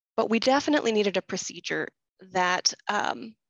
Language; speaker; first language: English; native; English